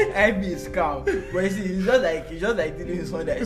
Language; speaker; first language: English; non-native, local second language; Yoruba